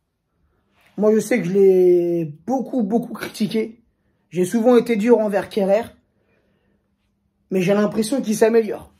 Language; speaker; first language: French; native; French